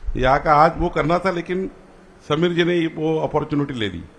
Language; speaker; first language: Hindi; non-native, local second language; Marathi